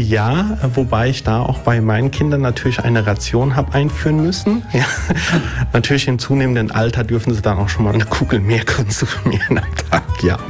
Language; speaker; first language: German; early bilingual, other home language; Italian